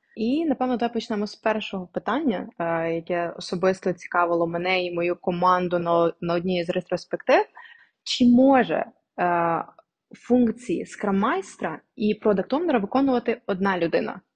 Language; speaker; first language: Ukrainian; non-native, local second language; Russian